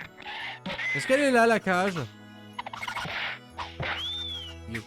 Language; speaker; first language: French; native; French